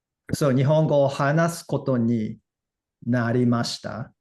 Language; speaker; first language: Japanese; non-native, fluent; English